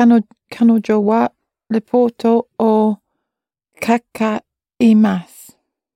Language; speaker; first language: Japanese; non-native, learner; English